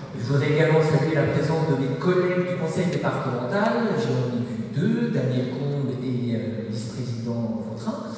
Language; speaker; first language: French; native; French